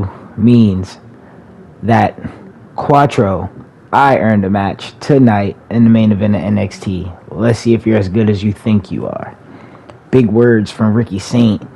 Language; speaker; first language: English; native; English